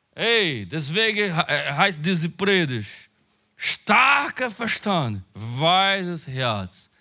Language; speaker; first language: German; non-native, learner; Portuguese